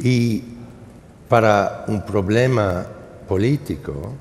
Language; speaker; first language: Spanish; non-native, fluent; English